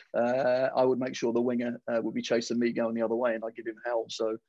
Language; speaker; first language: English; native; English